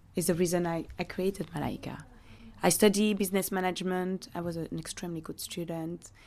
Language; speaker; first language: English; non-native, fluent; French